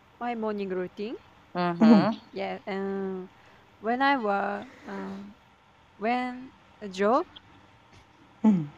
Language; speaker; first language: English; non-native, learner; Japanese